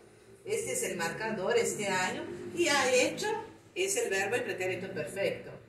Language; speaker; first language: Spanish; non-native, fluent; Portuguese